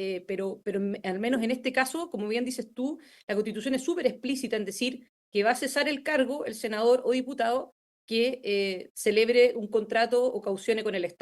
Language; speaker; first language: Spanish; native; Spanish